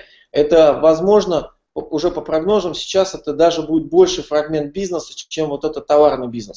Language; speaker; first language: Russian; native; Russian